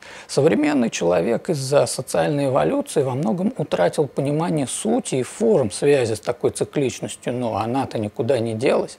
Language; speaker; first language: Russian; native; Russian